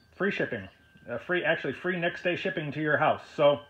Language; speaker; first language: English; native; English